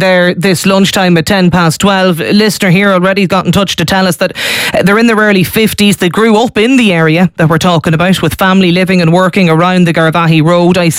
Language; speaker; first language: English; native; English